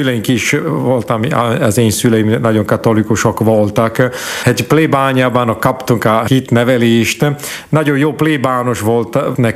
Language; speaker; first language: Hungarian; non-native, fluent; Italian